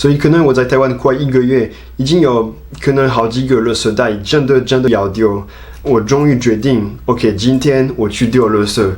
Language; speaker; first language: Chinese; non-native, fluent; French